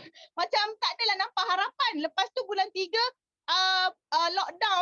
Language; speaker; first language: Malay; native; Malay